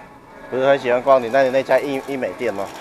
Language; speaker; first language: Chinese; native; Chinese